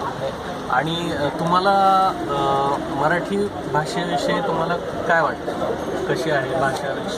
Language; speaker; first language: Marathi; native; Marathi